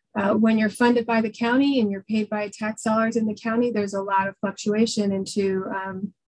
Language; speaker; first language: English; native; English